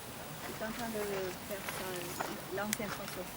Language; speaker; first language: French; non-native, learner; Norwegian